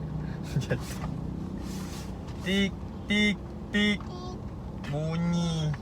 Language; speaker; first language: Indonesian; non-native, local second language; Achinese